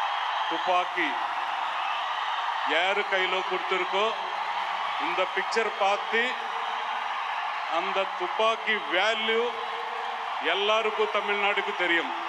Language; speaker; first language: Tamil; non-native, learner; Telugu